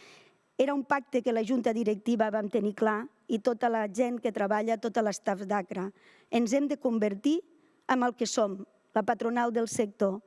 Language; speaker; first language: Catalan; native; Catalan